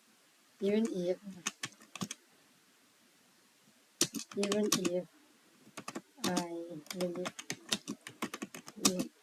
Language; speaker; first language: English; non-native, learner; Thai